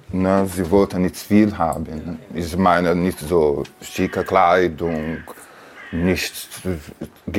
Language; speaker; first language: German; non-native, learner; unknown